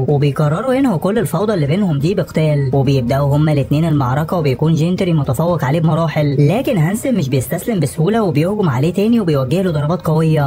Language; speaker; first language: Arabic; native; Arabic